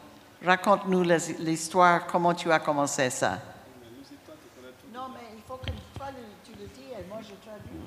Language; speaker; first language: French; non-native, fluent; English